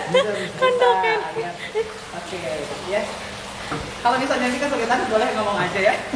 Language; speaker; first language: Indonesian; native; Indonesian